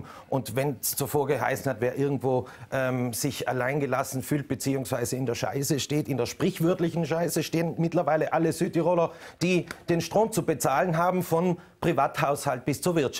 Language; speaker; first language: German; native; German